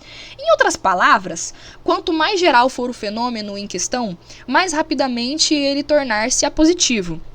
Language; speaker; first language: Portuguese; native; Portuguese